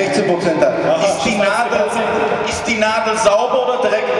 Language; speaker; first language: German; non-native, fluent; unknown